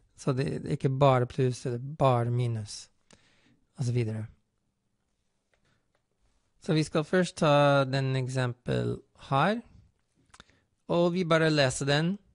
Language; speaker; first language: Norwegian; non-native, fluent; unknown